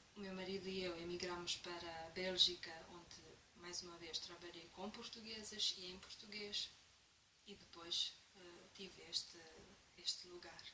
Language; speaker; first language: Portuguese; non-native, fluent; Romanian